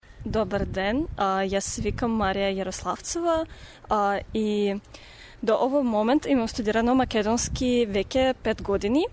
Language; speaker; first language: Macedonian; non-native, fluent; Russian